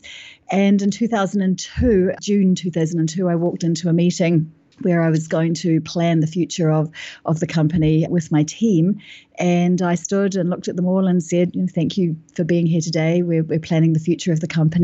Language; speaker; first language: English; native; English